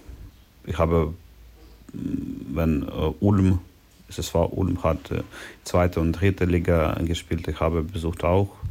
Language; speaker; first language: German; non-native, learner; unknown